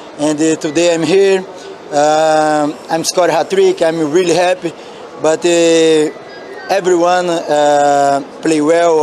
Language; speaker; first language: English; non-native, learner; Portuguese